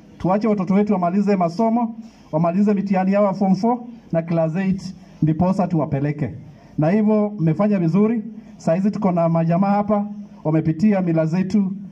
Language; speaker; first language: Swahili; non-native, local second language; Luyia